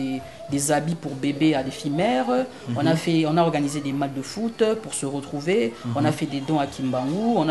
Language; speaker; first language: French; non-native, local second language; Lingala